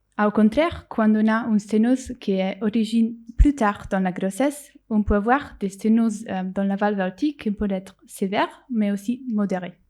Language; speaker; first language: French; non-native, fluent; Italian